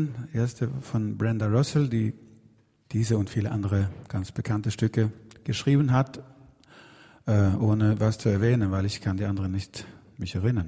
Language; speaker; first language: German; non-native, fluent; Swedish